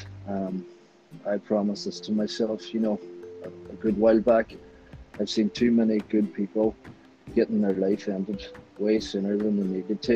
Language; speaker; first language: English; native; English